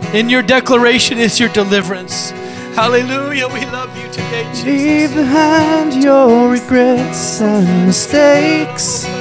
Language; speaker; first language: English; native; English